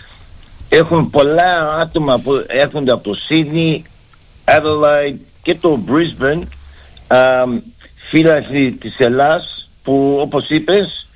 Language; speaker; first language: Greek; early bilingual, heritage; Greek